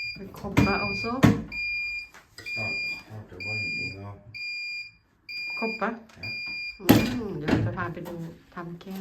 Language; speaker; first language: Norwegian; non-native, learner; Thai